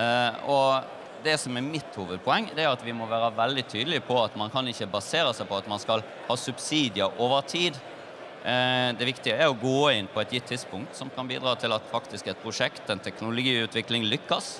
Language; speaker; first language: Norwegian; native; Norwegian